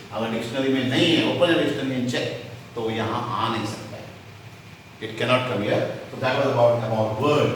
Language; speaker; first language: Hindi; non-native, local second language; Konkani